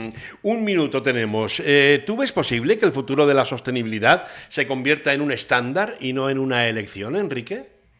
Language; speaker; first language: Spanish; native; Spanish